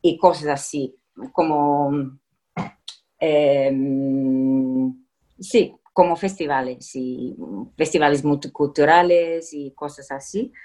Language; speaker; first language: Spanish; non-native, fluent; English